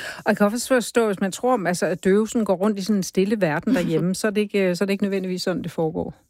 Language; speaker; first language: Danish; native; Danish